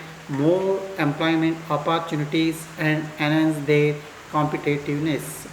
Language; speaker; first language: English; non-native, local second language; Kannada